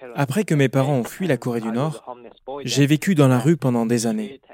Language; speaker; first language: French; non-native, fluent; Korean